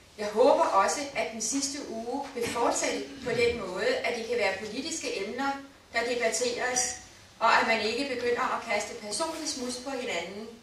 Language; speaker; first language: Danish; native; Danish